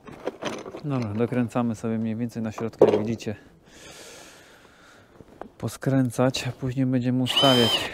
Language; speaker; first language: Polish; native; Polish